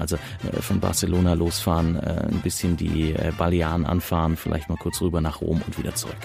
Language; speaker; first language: German; native; German